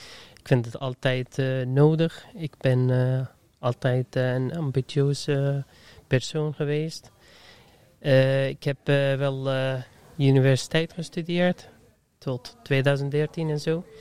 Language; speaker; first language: Dutch; non-native, fluent; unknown